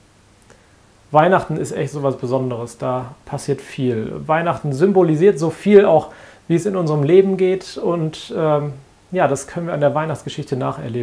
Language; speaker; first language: German; native; German